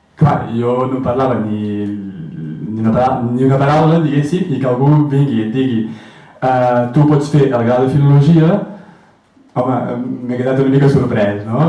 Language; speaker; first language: Catalan; non-native, fluent; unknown